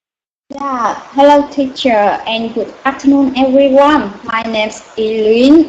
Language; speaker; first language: English; non-native, learner; Vietnamese